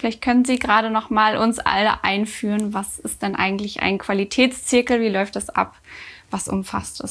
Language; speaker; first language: German; native; German